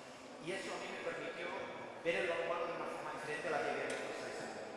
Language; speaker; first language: Spanish; native; Spanish